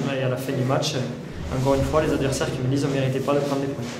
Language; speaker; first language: French; native; French